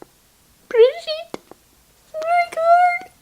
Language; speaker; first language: French; non-native, learner; English